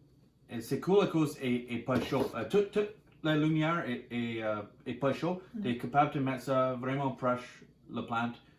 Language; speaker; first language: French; non-native, learner; English